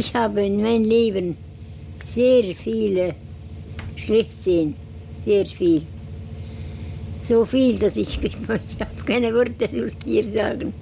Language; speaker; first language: German; non-native, learner; Estonian